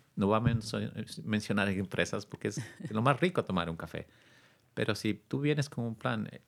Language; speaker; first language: Spanish; native; Spanish